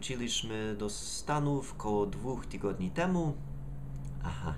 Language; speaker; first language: Polish; non-native, learner; English